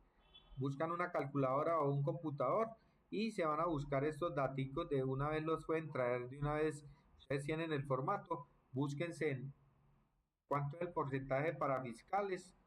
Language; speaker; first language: Spanish; native; Spanish